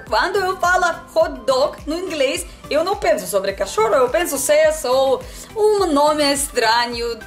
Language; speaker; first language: Portuguese; non-native, learner; Russian